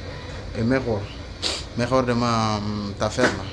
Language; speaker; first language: Spanish; non-native, learner; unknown